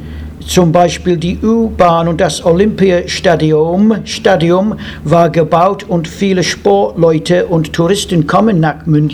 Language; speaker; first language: German; non-native, learner; English